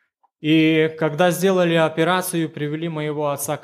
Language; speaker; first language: Polish; non-native, learner; Ukrainian